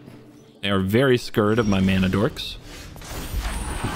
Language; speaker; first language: English; native; English